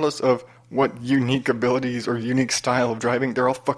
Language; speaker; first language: English; native; English